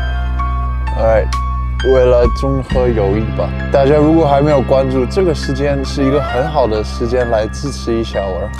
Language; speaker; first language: Chinese; non-native, fluent; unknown